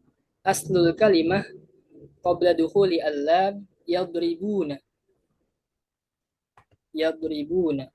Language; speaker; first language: Arabic; non-native, fluent; Indonesian